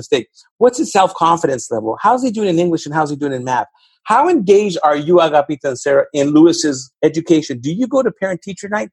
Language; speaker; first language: English; native; English